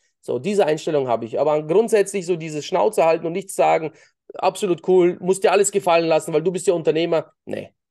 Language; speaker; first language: German; early bilingual, other home language; Russian